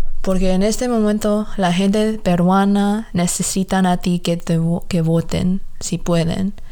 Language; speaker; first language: Spanish; early bilingual, heritage; Spanish